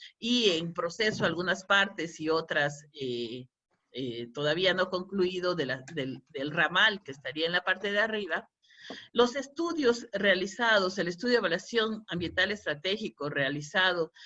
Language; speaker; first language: Spanish; native; Spanish